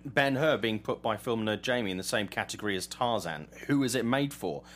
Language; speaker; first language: English; native; English